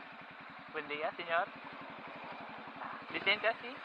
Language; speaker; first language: Spanish; non-native, learner; Filipino